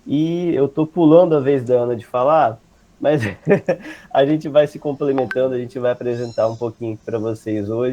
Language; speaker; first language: Portuguese; native; Portuguese